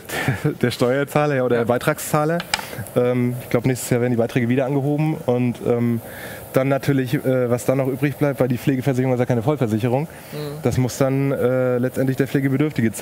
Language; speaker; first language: German; native; German